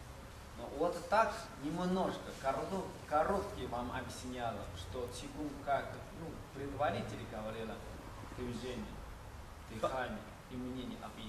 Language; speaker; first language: Russian; non-native, learner; Chinese